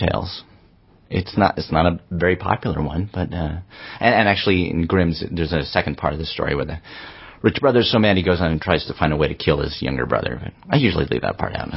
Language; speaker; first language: English; native; English